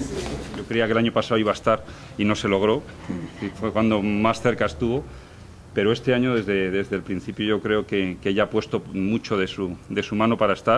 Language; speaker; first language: Spanish; native; Spanish